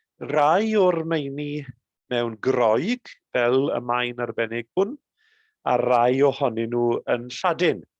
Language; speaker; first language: Welsh; native; Welsh